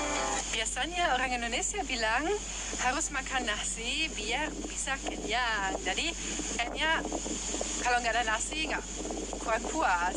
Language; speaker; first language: Indonesian; non-native, fluent; German